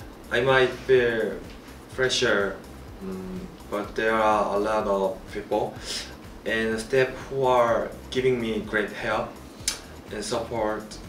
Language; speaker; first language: English; non-native, learner; Korean